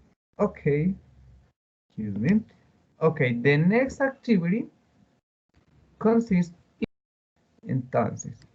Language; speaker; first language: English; non-native, learner; Spanish